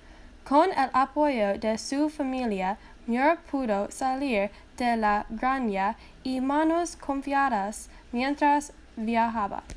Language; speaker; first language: Spanish; non-native, learner; English